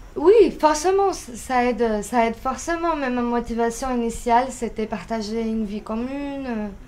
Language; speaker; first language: French; non-native, fluent; Portuguese